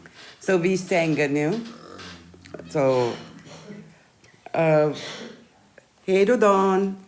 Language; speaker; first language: Swedish; non-native, learner; Urdu